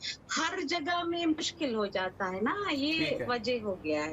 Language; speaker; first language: Hindi; non-native, learner; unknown